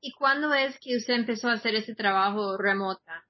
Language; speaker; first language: Spanish; non-native, fluent; English